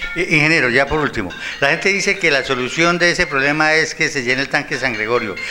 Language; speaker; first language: Spanish; native; Spanish